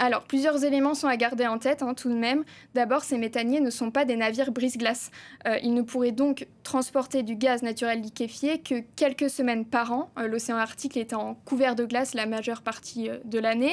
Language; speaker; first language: French; native; French